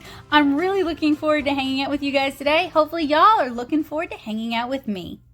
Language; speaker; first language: English; native; English